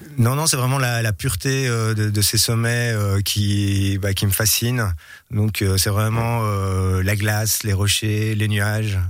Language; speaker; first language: French; native; French